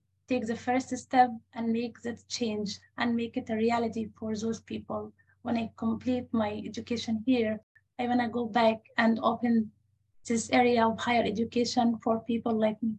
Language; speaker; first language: English; non-native, fluent; Arabic